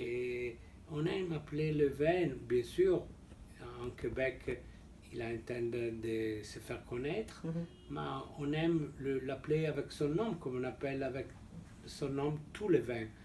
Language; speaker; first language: French; non-native, fluent; Italian